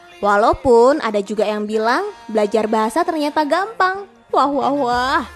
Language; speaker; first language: Indonesian; native; Indonesian